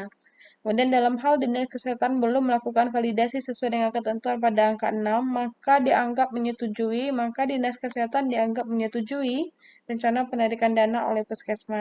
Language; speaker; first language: Indonesian; native; Indonesian